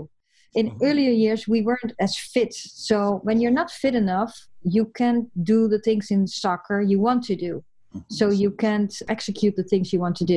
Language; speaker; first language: English; non-native, fluent; Dutch